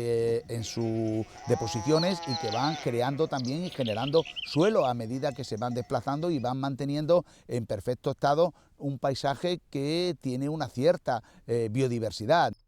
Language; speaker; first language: Spanish; native; Spanish